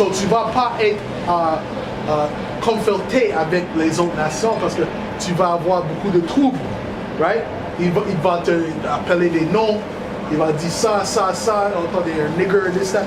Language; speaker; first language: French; non-native, learner; English